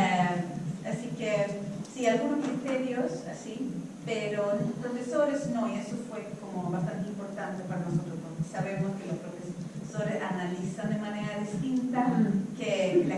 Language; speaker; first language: Spanish; non-native, fluent; Swedish